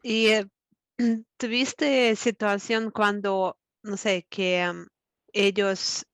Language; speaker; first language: Spanish; non-native, fluent; Russian